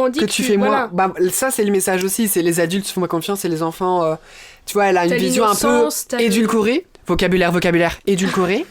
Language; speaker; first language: French; native; French